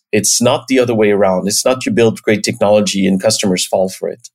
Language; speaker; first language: English; non-native, fluent; French